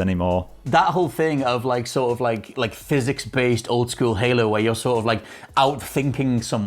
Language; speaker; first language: English; native; English